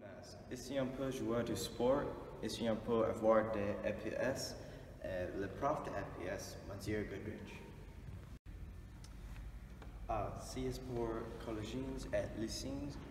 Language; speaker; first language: French; non-native, learner; English